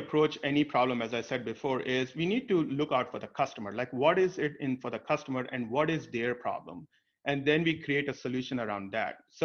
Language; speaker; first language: English; non-native, local second language; Hindi